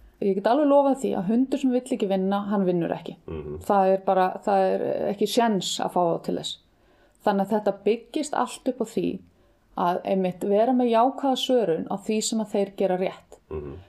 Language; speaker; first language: Icelandic; native; Icelandic